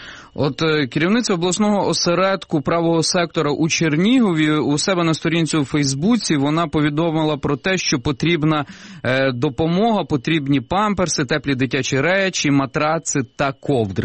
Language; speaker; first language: Ukrainian; native; Ukrainian